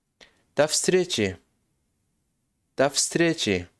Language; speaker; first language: Russian; non-native, local second language; Tajik